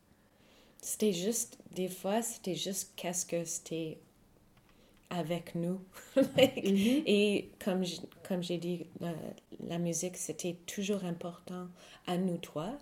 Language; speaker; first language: French; non-native, fluent; English